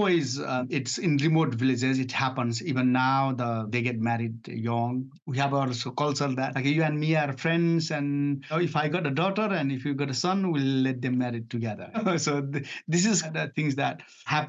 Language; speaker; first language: English; non-native, fluent; Nepali